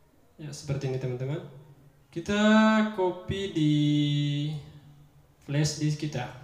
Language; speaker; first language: Indonesian; native; Indonesian